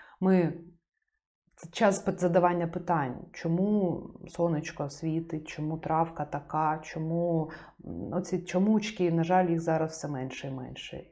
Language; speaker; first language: Ukrainian; native; Ukrainian